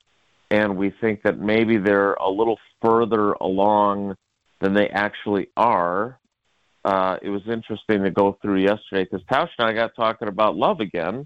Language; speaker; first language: English; native; English